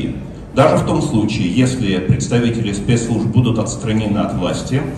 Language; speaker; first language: Russian; native; Russian